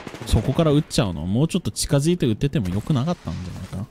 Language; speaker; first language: Japanese; early bilingual, heritage; Japanese